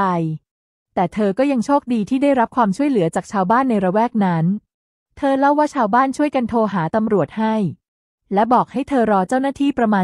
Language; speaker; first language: Thai; native; Thai